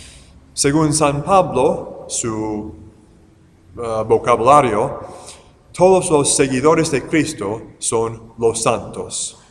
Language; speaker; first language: Spanish; non-native, fluent; English